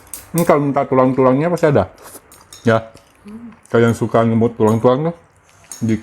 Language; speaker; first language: Indonesian; native; Indonesian